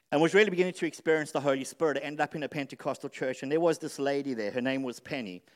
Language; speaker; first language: English; native; English